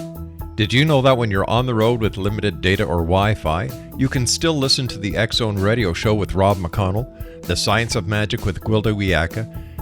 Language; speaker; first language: English; native; English